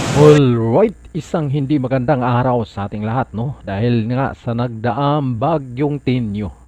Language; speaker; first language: Filipino; non-native, local second language; Cebuano